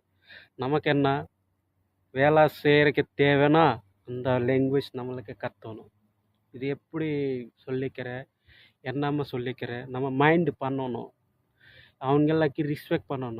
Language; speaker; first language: Tamil; non-native, learner; Assamese